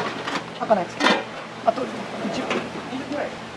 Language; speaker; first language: Japanese; native; Japanese